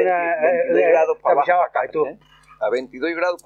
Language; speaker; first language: Spanish; non-native, local second language; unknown